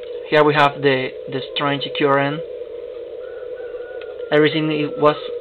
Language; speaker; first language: English; non-native, fluent; Spanish